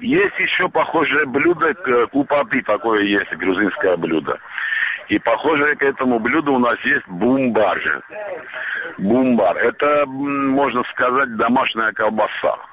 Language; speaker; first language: Russian; non-native, local second language; Armenian